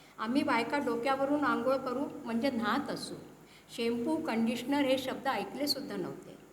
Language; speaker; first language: Marathi; early bilingual, heritage; Marathi